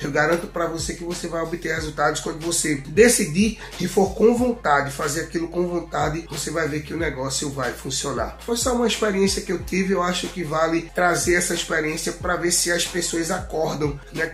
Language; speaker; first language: Portuguese; native; Portuguese